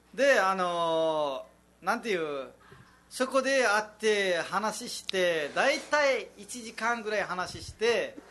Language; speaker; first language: Japanese; non-native, fluent; Nepali